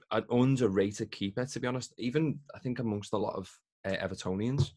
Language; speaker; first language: English; native; English